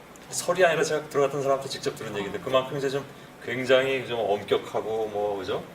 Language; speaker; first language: Korean; native; Korean